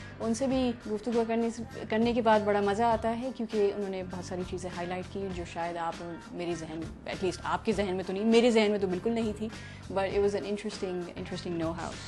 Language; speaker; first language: Urdu; native; Urdu